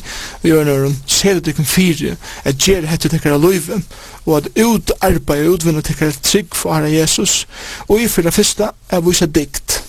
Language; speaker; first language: Norwegian; non-native, learner; Faroese